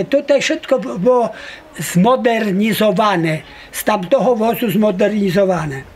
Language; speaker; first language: Polish; non-native, local second language; Rusyn